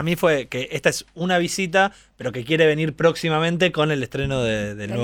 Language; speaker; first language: Spanish; native; Spanish